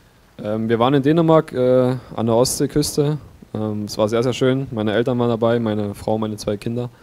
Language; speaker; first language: German; native; German